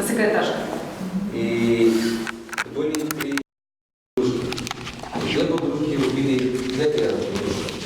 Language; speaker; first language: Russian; non-native, learner; Bulgarian